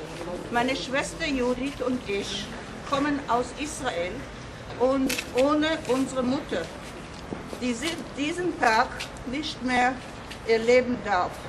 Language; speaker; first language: German; non-native, fluent; Hebrew